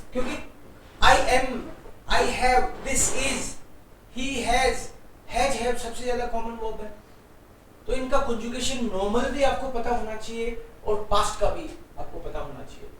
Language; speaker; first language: Hindi; native; Hindi